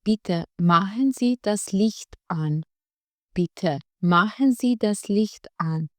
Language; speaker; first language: German; non-native, fluent; Albanian